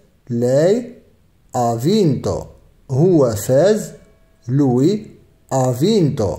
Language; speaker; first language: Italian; non-native, fluent; Arabic